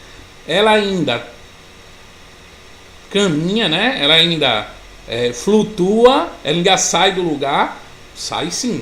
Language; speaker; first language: Portuguese; native; Portuguese